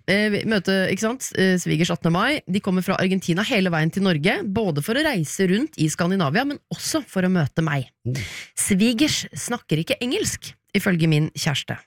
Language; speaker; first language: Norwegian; native; Norwegian